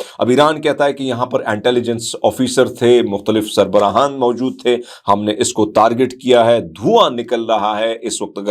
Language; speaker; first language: Urdu; non-native, local second language; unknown